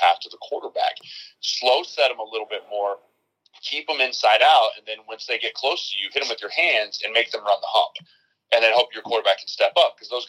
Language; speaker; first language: English; native; English